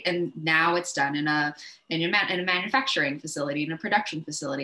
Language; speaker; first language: English; native; English